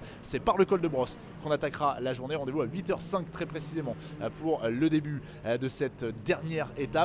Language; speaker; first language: French; native; French